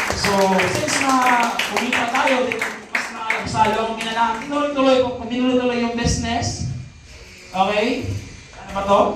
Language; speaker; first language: Filipino; non-native, local second language; Masbatenyo